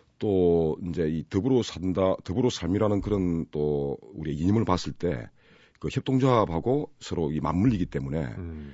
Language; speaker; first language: Korean; native; Korean